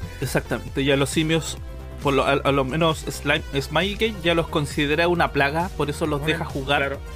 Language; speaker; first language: Spanish; native; Spanish